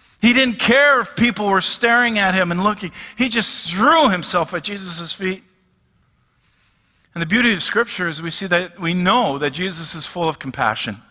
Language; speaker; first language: English; native; English